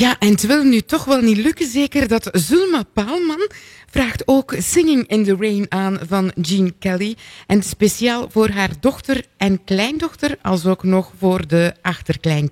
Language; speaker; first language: Dutch; native; Dutch